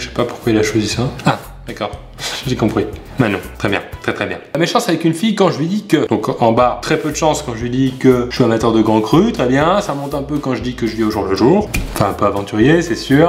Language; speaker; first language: French; native; French